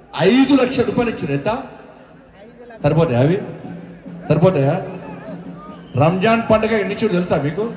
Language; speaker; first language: Telugu; native; Telugu